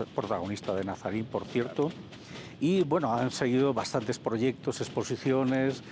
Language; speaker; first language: Spanish; native; Spanish